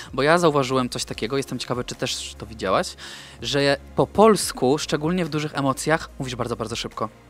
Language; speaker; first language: Polish; native; Polish